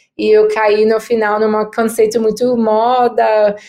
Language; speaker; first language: Portuguese; non-native, fluent; English